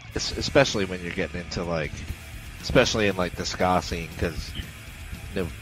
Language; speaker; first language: English; native; English